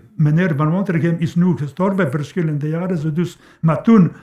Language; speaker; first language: Dutch; non-native, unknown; Polish